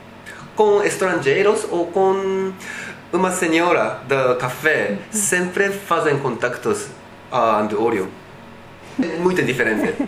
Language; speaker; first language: Portuguese; non-native, learner; Japanese